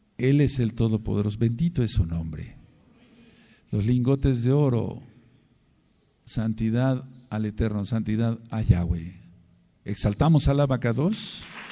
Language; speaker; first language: Spanish; native; Spanish